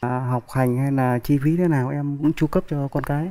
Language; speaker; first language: Vietnamese; native; Vietnamese